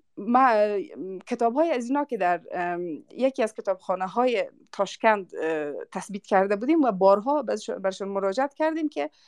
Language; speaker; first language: Persian; non-native, local second language; Uzbek